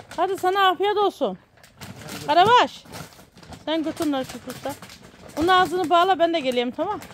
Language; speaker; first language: Turkish; native; Turkish